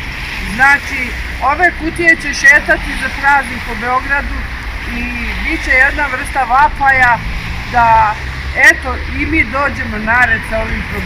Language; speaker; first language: Bosnian; native; Bosnian